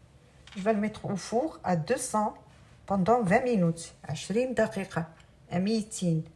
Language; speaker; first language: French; non-native, local second language; Arabic